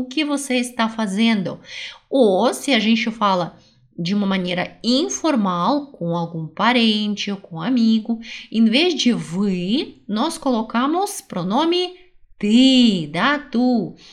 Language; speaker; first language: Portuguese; non-native, fluent; Russian